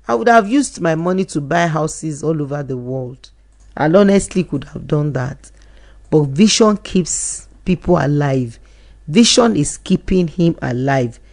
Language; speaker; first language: English; non-native, local second language; Yoruba